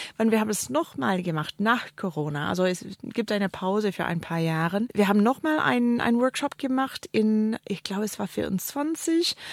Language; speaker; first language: German; non-native, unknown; English